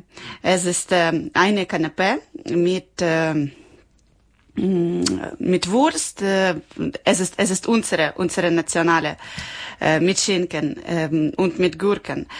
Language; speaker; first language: German; non-native, learner; Ukrainian